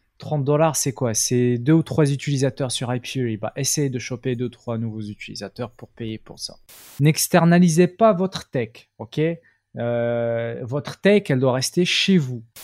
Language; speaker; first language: French; non-native, local second language; Arabic